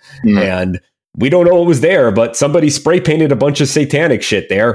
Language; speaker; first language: English; native; English